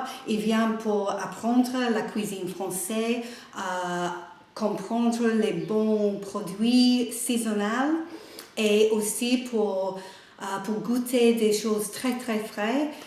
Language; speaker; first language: French; non-native, learner; English